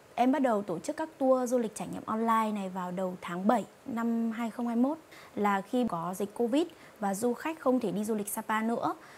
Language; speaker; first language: Vietnamese; non-native, local second language; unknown